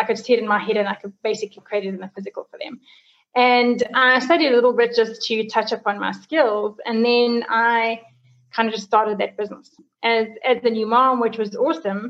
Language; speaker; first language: English; native; English